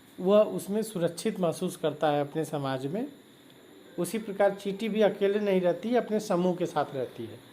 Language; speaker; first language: Hindi; native; Hindi